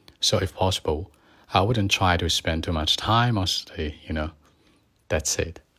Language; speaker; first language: English; non-native, learner; Chinese